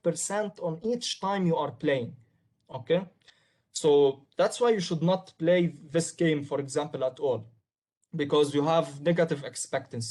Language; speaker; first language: English; non-native, local second language; Arabic